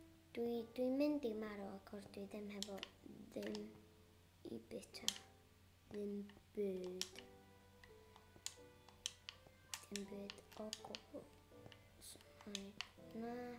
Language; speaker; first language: Welsh; non-native, local second language; English